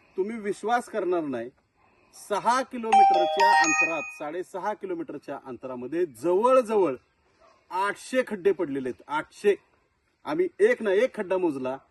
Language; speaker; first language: Marathi; native; Marathi